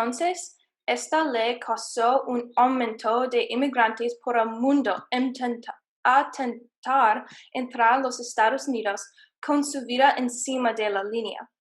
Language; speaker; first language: Spanish; non-native, learner; English